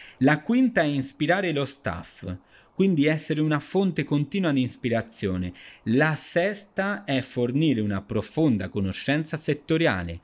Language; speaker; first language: Italian; non-native, fluent; Spanish